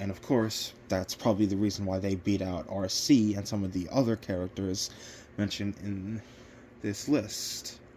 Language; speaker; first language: English; native; English